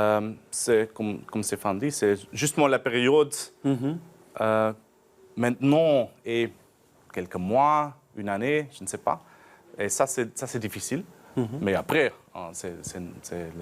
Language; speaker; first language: French; non-native, learner; Dutch